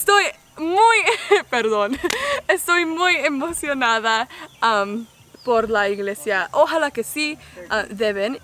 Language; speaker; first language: Spanish; non-native, learner; English